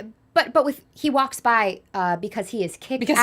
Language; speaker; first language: English; native; English